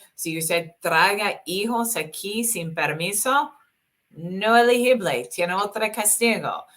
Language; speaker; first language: Spanish; non-native, learner; English